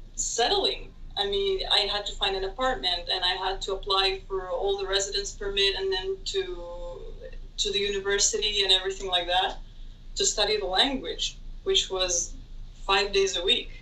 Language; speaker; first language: English; non-native, fluent; Hebrew